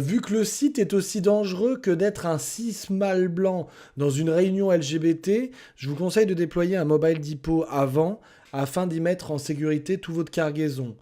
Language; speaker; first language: French; native; French